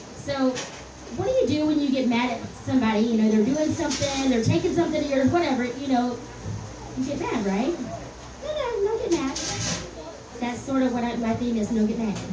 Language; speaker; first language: English; native; English